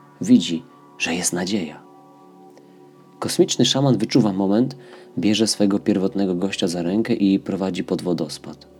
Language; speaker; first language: Polish; native; Polish